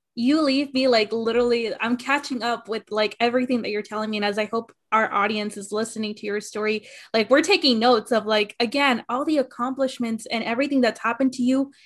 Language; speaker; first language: English; early bilingual, other home language; Spanish